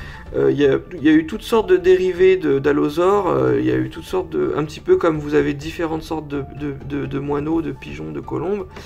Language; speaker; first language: French; native; French